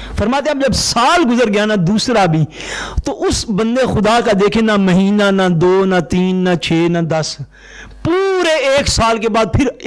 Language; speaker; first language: Urdu; non-native, local second language; Punjabi